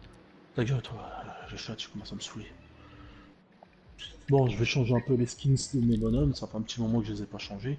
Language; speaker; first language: French; native; French